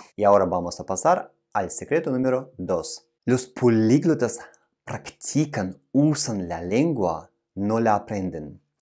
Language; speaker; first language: Spanish; non-native, fluent; Russian